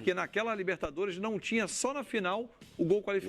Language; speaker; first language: Portuguese; native; Portuguese